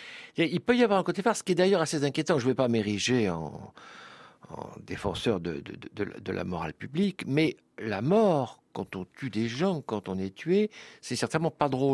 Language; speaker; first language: French; native; French